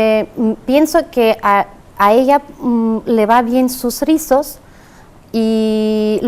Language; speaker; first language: Spanish; non-native, fluent; Russian